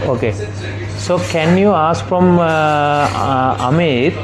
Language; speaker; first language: English; non-native, fluent; Sinhala